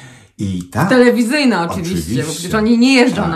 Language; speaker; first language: Polish; native; Polish